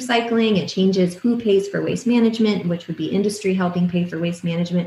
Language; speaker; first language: English; native; English